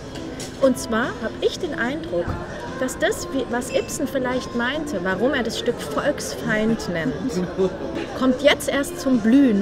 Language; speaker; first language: German; native; German